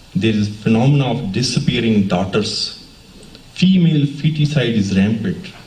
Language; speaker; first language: English; non-native, local second language; Punjabi